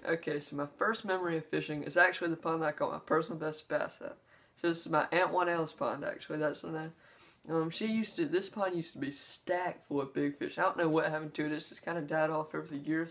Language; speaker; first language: English; native; English